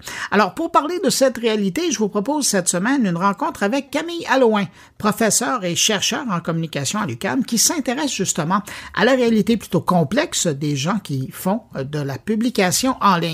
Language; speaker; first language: French; native; French